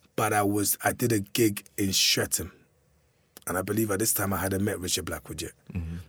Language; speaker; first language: English; early bilingual, other home language; Lingala